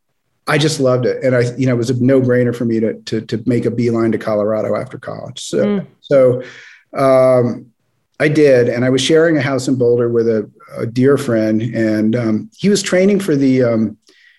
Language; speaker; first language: English; native; English